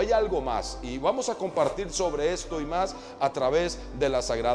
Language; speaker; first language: Spanish; native; Spanish